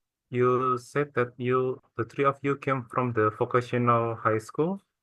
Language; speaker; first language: English; non-native, fluent; Indonesian